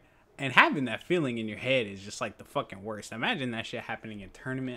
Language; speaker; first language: English; native; English